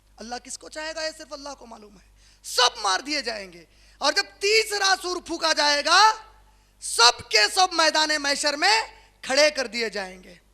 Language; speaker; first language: Hindi; non-native, local second language; Urdu